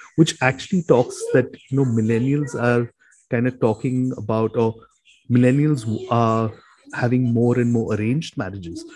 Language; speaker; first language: English; non-native, local second language; Hindi